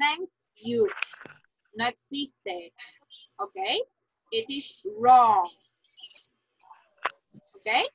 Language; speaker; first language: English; non-native, fluent; Spanish